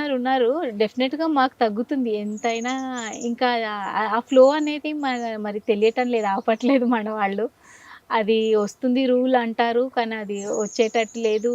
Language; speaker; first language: Telugu; native; Telugu